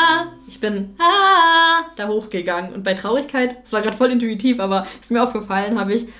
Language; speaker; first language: German; native; German